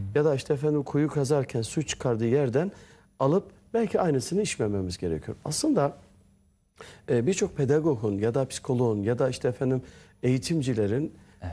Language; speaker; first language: Turkish; native; Turkish